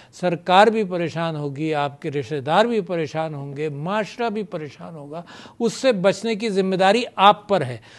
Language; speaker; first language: Urdu; native; Urdu